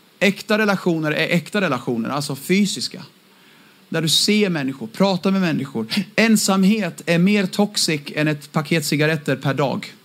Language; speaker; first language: Swedish; early bilingual, other home language; Aramaic